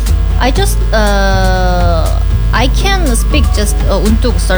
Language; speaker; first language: English; non-native, learner; Korean